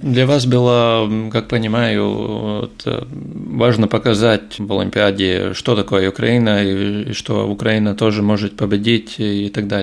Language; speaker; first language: Ukrainian; non-native, learner; Russian